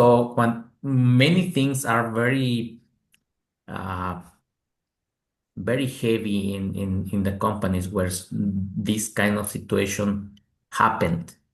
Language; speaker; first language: English; non-native, learner; Spanish